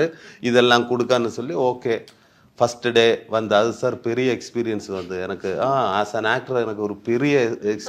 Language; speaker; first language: Tamil; non-native, learner; Malayalam